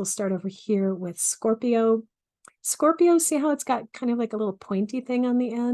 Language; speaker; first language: English; native; English